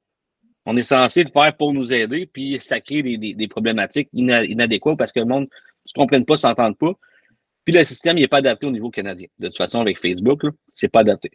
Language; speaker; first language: French; native; French